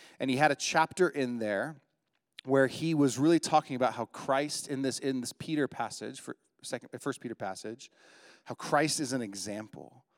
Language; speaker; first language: English; native; English